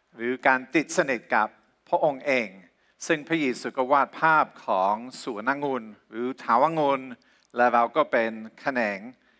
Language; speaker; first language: Thai; non-native, fluent; English